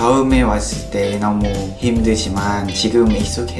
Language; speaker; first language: Korean; non-native, learner; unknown